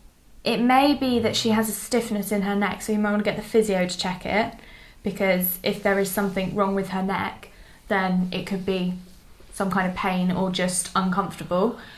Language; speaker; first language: English; native; English